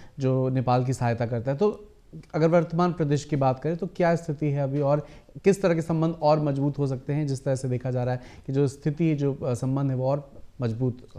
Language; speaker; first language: Hindi; native; Hindi